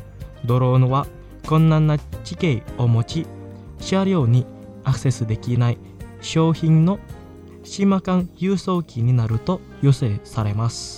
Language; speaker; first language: Japanese; non-native, fluent; Indonesian